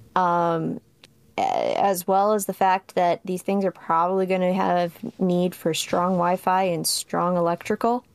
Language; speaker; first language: English; native; English